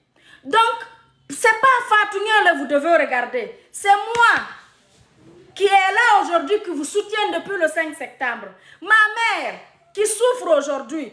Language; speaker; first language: French; non-native, local second language; Mandingo